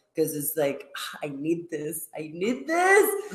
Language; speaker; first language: English; non-native, fluent; Spanish